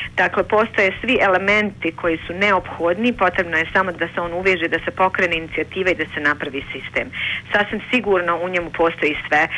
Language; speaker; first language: Bosnian; native; Bosnian